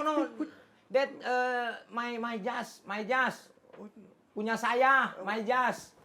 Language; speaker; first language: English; non-native, learner; Indonesian